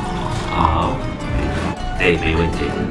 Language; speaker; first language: Chinese; non-native, fluent; Turkish